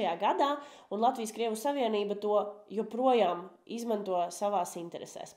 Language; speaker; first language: Latvian; native; Latvian